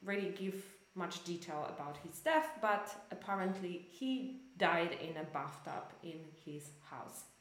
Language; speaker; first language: English; non-native, fluent; Polish